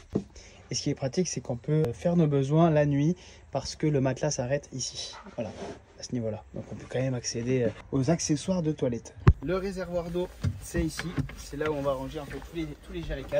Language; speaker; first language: French; native; French